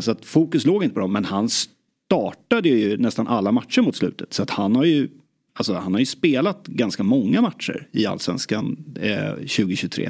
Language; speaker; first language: Swedish; native; Swedish